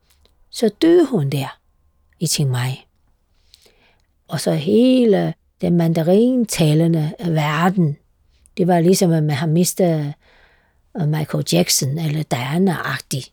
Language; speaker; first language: Danish; non-native, fluent; Chinese